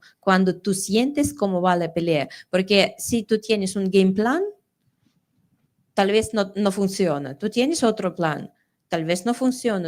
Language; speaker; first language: Spanish; non-native, fluent; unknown